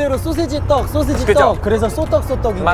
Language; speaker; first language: Korean; native; Korean